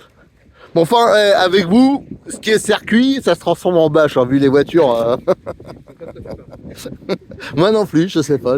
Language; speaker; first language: French; native; French